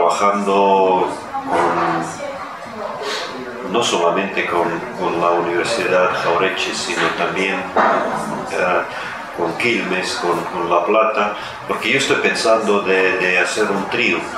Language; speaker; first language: Spanish; non-native, fluent; Russian